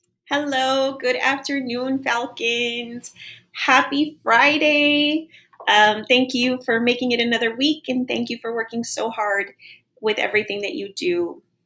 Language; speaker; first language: English; native; English